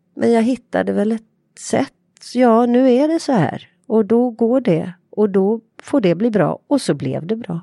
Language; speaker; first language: Swedish; native; Swedish